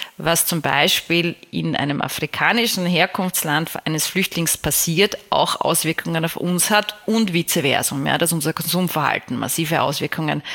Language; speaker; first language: German; native; German